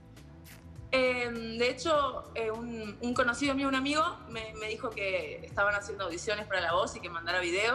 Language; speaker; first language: Spanish; native; Spanish